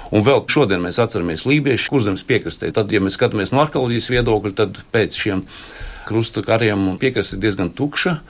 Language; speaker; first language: Latvian; native; Latvian